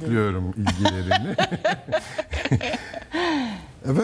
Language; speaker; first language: Turkish; native; Turkish